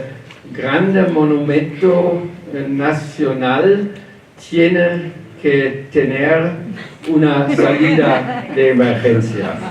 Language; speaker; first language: Spanish; non-native, learner; German